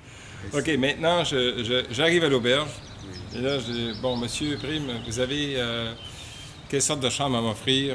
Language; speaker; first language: French; native; French